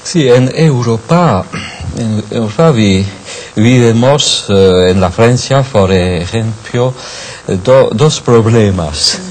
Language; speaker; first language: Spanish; non-native, fluent; French